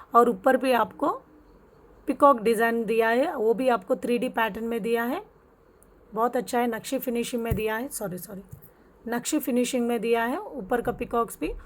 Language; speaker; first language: Hindi; non-native, local second language; Telugu